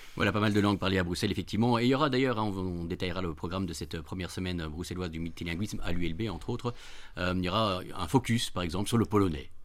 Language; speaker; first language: French; native; French